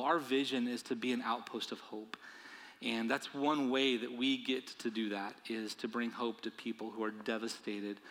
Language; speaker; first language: English; native; English